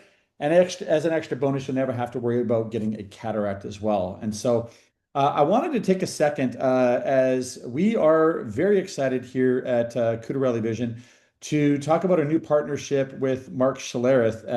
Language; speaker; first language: English; native; English